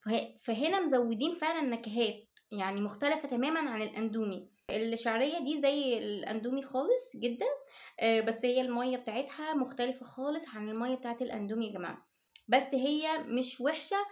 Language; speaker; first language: Arabic; native; Arabic